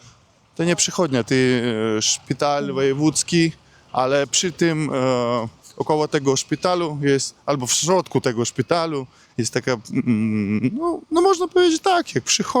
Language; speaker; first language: Polish; non-native, learner; Russian